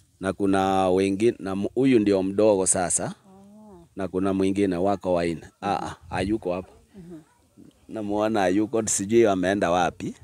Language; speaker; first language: Swahili; non-native, local second language; Gusii